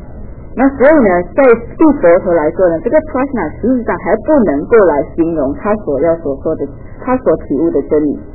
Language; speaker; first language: Chinese; native; Chinese